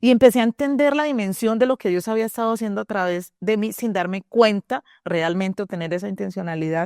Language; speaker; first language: Spanish; native; Spanish